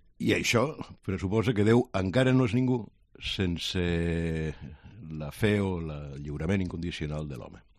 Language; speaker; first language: Catalan; native; Catalan